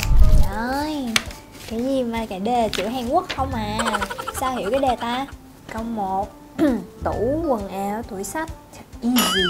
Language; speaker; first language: Vietnamese; native; Vietnamese